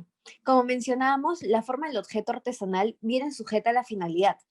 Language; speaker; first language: Spanish; native; Spanish